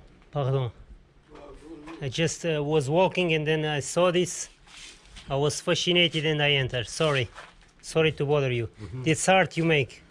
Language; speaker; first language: English; non-native, learner; Portuguese